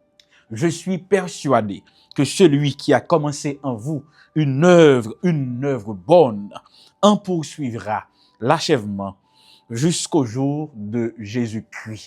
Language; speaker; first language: French; non-native, local second language; Haitian Creole